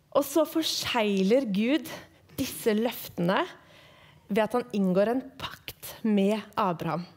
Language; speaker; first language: Norwegian; native; Norwegian